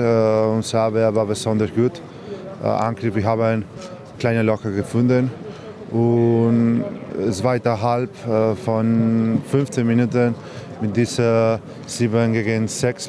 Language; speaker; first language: German; non-native, learner; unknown